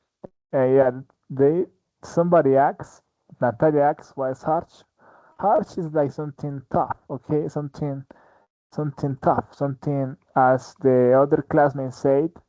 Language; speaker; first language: English; non-native, fluent; Spanish